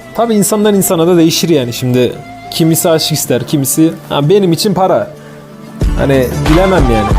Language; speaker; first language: Turkish; native; Turkish